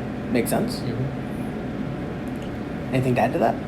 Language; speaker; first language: English; native; English